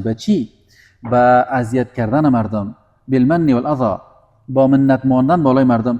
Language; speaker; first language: Persian; native; Persian